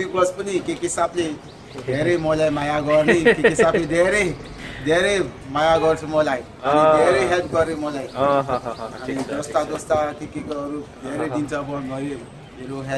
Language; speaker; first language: Nepali; non-native, learner; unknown